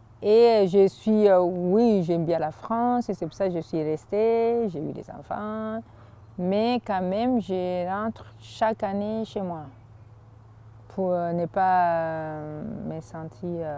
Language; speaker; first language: French; non-native, fluent; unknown